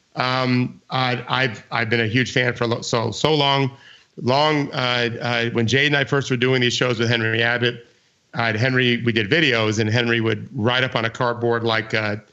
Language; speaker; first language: English; native; English